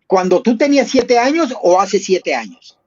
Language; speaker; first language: Spanish; native; Spanish